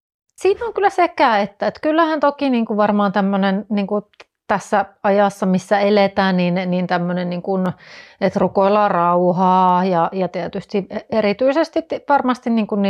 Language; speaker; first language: Finnish; native; Finnish